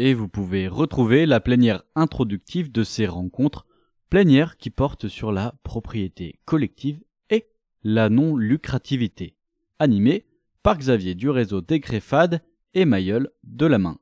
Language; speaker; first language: French; native; French